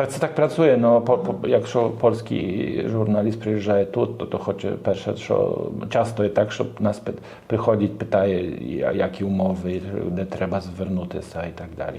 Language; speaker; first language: Ukrainian; non-native, learner; Polish